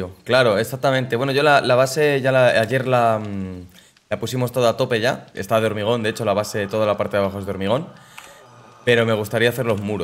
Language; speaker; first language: Spanish; native; Spanish